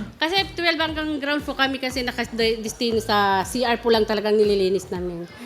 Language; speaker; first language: Filipino; native; Filipino